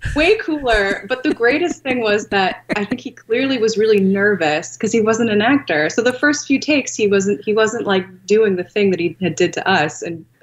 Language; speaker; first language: English; native; English